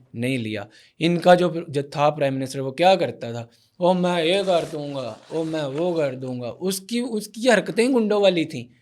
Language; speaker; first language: Urdu; non-native, local second language; Punjabi